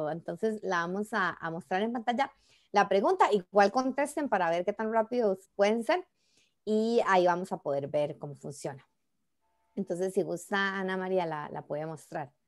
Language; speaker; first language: Spanish; native; Spanish